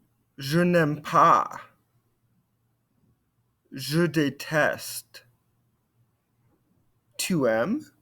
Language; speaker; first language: French; non-native, fluent; English